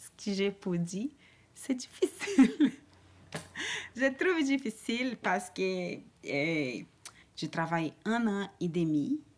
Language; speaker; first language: French; non-native, learner; Portuguese